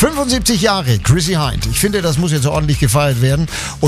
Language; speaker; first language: German; native; German